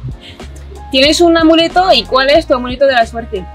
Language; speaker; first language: Spanish; native; Spanish